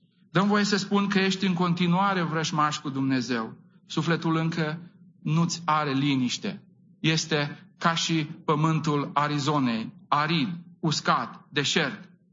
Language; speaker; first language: Romanian; native; Romanian